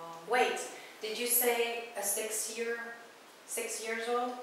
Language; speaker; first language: English; non-native, fluent; Hungarian